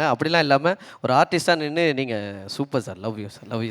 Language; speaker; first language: Tamil; native; Tamil